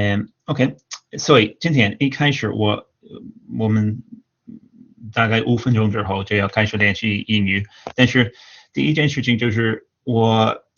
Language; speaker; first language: Chinese; non-native, fluent; English